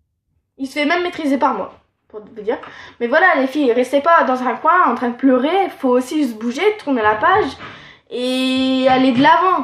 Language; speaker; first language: French; native; French